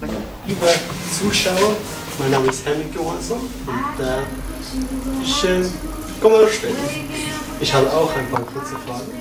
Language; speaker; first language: German; non-native, learner; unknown